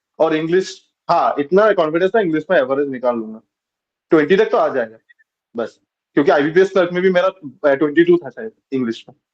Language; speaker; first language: Hindi; non-native, local second language; Bangla